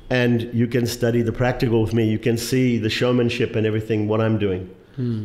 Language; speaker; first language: English; native; English